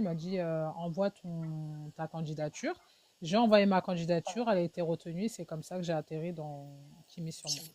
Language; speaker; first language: French; early bilingual, other home language; Wolof